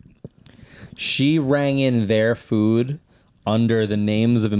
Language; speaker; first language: English; native; English